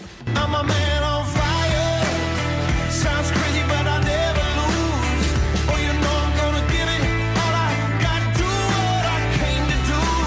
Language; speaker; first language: English; native; English